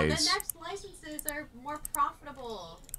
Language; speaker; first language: English; native; English